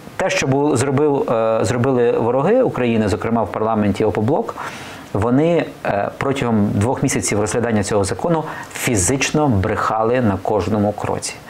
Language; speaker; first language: Ukrainian; native; Ukrainian